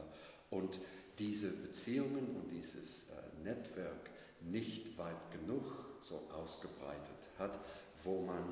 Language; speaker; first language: German; non-native, fluent; English